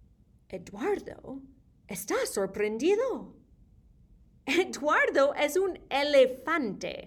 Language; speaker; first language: Spanish; non-native, fluent; English